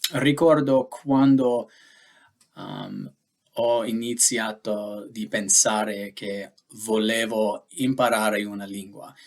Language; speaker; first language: Italian; non-native, learner; English